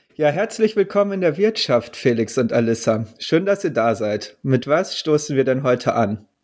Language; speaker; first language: German; native; German